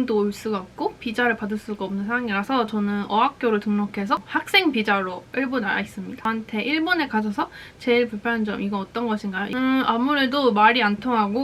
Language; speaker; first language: Korean; native; Korean